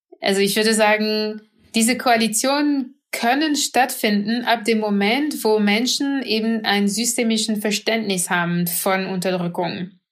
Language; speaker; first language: German; non-native, fluent; French